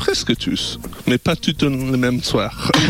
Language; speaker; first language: French; non-native, learner; English